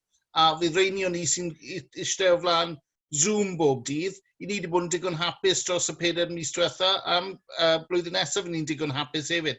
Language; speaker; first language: Welsh; native; Welsh